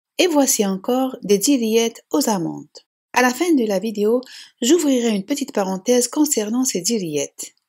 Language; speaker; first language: French; non-native, local second language; Arabic